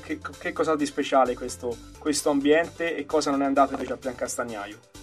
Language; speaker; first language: Italian; native; Italian